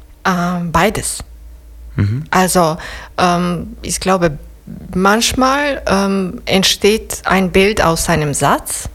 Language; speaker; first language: German; non-native, fluent; Serbian